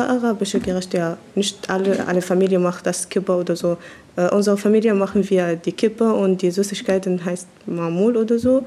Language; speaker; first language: German; non-native, learner; Arabic